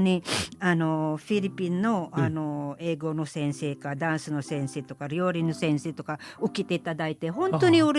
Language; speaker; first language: Japanese; non-native, fluent; Filipino